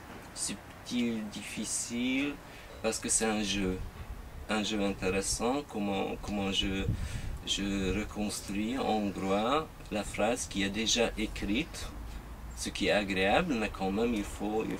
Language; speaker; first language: French; non-native, fluent; Hungarian